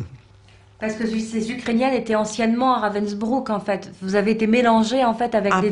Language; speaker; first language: French; native; French